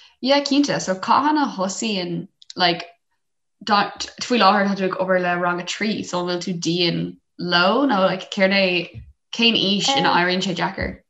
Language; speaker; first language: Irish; non-native, local second language; English